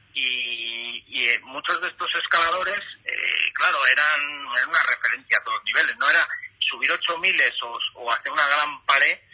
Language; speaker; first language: Spanish; native; Spanish